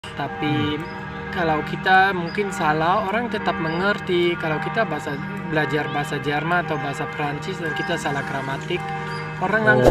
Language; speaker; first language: Indonesian; non-native, fluent; German